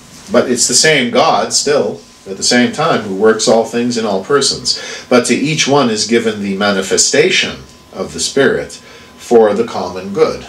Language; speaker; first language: English; native; English